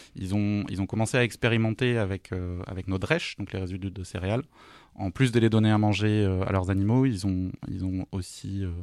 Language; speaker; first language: French; native; French